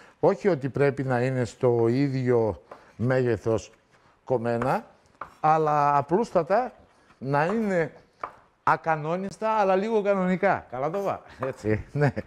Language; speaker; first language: Greek; native; Greek